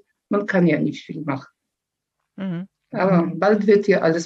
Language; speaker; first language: German; early bilingual, other home language; Polish